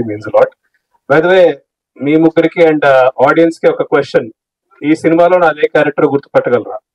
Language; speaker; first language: Telugu; native; Telugu